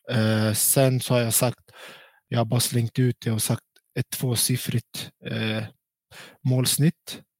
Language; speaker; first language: Swedish; early bilingual, other home language; Central Kurdish